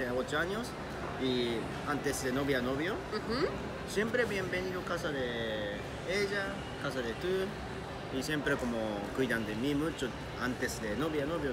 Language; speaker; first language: Spanish; non-native, learner; Japanese